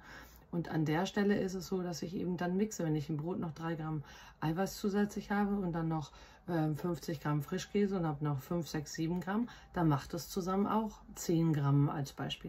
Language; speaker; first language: German; native; German